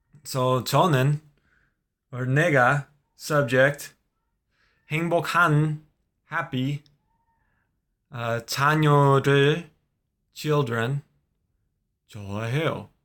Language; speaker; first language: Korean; non-native, fluent; English